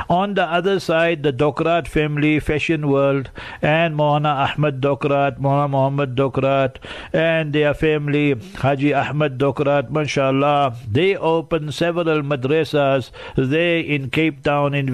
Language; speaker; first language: English; native; English